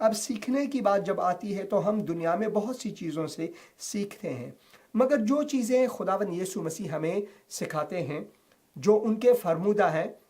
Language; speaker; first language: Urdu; non-native, fluent; Persian